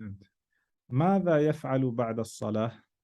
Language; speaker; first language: Arabic; non-native, fluent; English